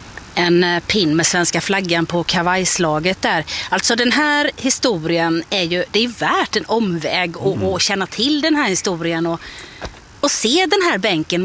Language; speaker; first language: Swedish; native; Swedish